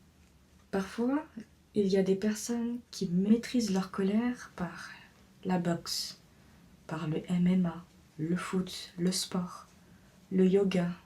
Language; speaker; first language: French; native; French